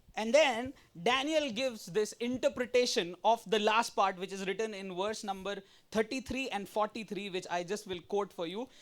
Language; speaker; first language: English; non-native, local second language; Hindi